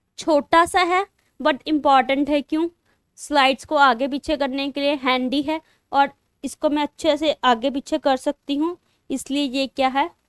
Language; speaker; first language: Hindi; non-native, local second language; Punjabi